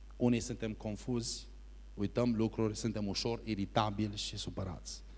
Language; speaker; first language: Romanian; early bilingual, heritage; Romanian